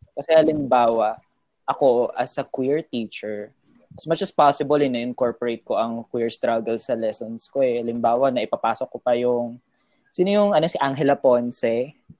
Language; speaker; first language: Filipino; native; Filipino